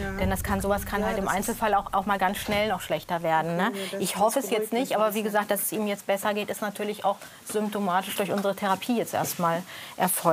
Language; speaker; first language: German; native; German